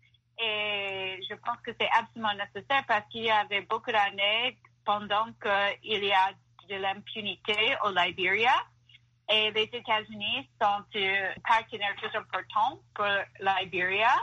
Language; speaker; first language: French; non-native, fluent; English